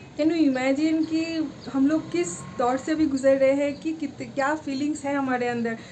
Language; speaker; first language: Hindi; non-native, local second language; Bangla